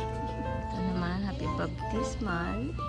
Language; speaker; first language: Filipino; native; Filipino